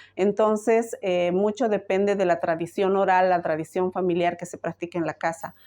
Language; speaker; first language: Spanish; native; Spanish